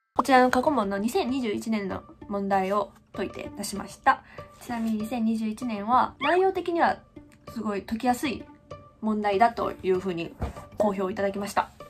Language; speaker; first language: Japanese; native; Japanese